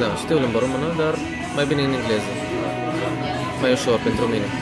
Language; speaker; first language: Romanian; early bilingual, heritage; Romanian